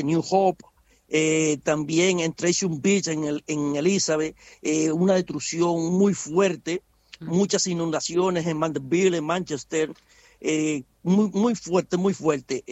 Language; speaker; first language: Spanish; native; Spanish